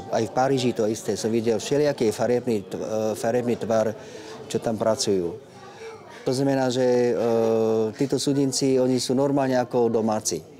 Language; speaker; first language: Slovak; non-native, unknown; Vietnamese